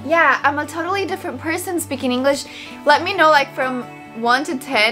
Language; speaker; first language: English; early bilingual, other home language; Portuguese